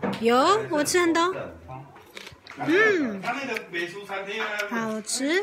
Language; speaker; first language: Chinese; non-native, learner; Filipino